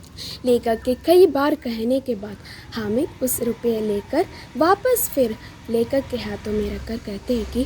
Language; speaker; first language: Hindi; non-native, local second language; Malayalam